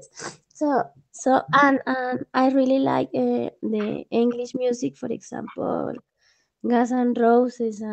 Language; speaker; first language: English; non-native, learner; Spanish